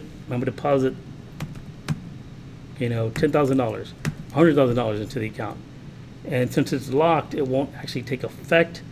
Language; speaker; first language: English; native; English